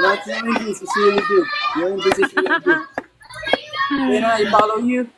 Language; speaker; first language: English; non-native, local second language; Filipino